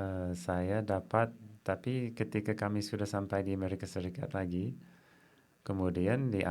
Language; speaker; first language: Indonesian; non-native, fluent; English